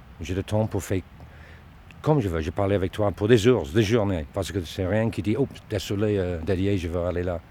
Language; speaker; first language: French; non-native, learner; Dutch